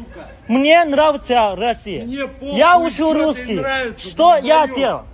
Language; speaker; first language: Russian; non-native, learner; Chinese